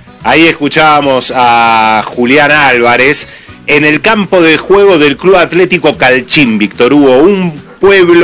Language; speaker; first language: Spanish; native; Spanish